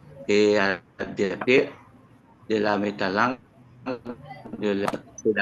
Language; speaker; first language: French; non-native, fluent; Spanish